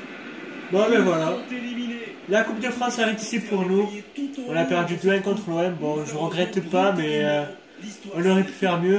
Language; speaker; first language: French; native; French